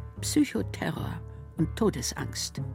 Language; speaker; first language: German; native; German